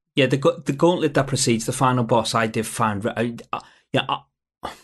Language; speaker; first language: English; native; English